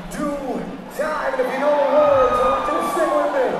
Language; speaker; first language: English; native; English